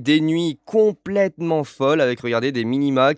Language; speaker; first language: French; native; French